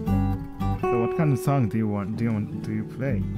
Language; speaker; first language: English; non-native, learner; Japanese